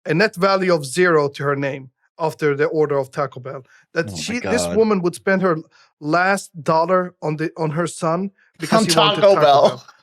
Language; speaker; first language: English; native; English